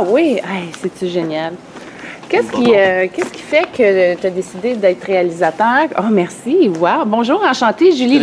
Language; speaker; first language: French; native; French